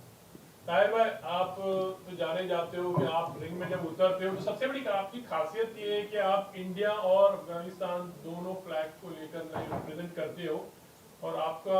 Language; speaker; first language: Hindi; native; Hindi